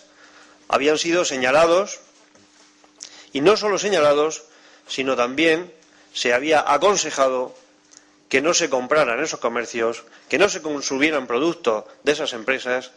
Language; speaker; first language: Spanish; native; Spanish